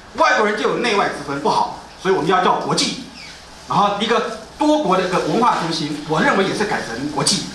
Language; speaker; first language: Chinese; native; Chinese